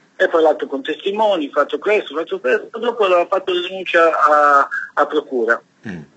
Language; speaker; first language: Italian; non-native, learner; Serbian